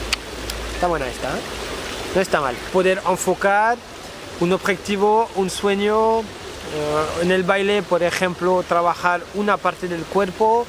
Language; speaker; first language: Spanish; non-native, fluent; French